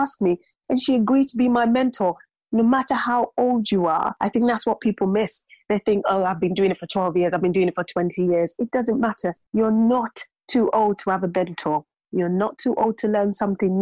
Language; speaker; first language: English; non-native, local second language; Yoruba